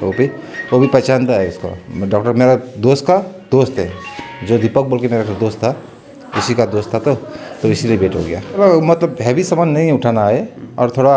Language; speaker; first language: Hindi; non-native, learner; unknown